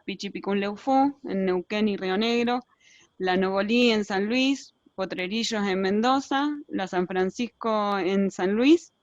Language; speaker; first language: Spanish; native; Spanish